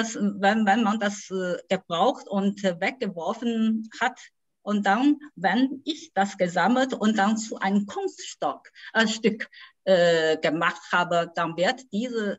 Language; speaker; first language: German; non-native, fluent; Chinese